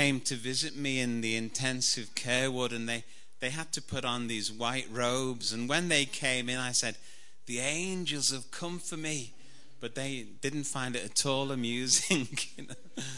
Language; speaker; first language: English; native; English